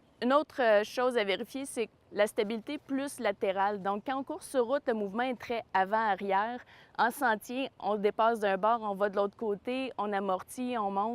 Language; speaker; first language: French; native; French